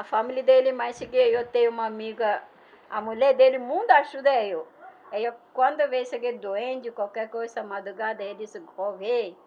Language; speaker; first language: Portuguese; non-native, learner; Malayalam